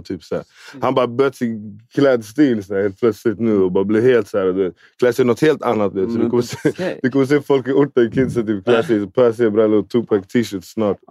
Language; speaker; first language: Swedish; native; Swedish